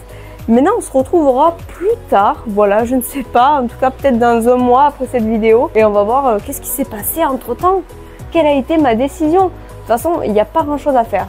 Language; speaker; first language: French; native; French